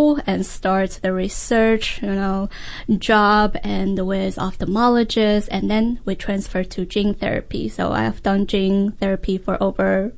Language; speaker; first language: English; non-native, fluent; Chinese